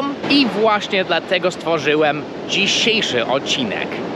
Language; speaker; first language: Polish; early bilingual, heritage; Polish